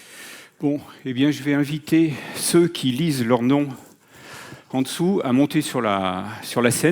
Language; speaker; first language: French; native; French